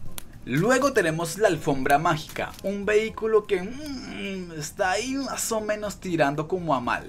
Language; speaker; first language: Spanish; native; Spanish